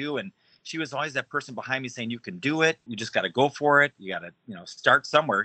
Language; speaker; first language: English; native; English